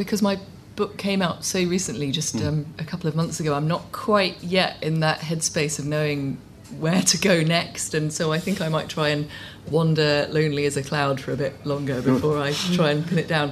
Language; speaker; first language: English; native; English